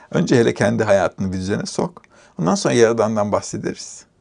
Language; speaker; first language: Turkish; native; Turkish